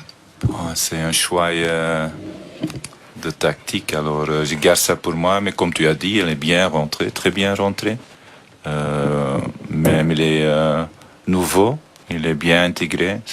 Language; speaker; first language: French; non-native, fluent; Dutch